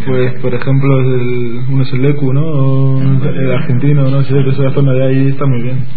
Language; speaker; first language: Spanish; native; Spanish